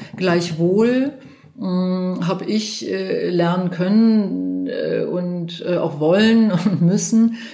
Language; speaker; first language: German; native; German